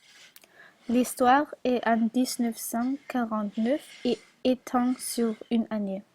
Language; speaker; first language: French; non-native, learner; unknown